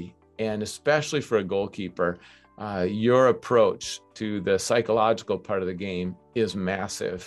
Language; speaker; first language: English; native; English